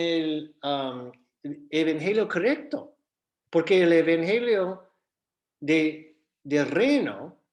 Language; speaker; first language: Spanish; non-native, fluent; English